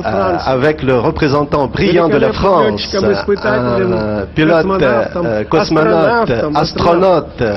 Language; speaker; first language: French; non-native, fluent; Russian